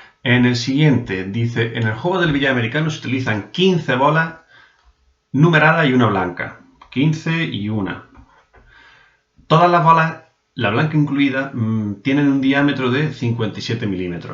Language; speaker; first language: Spanish; native; Spanish